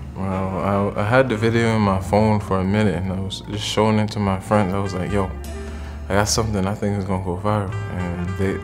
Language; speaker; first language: English; native; English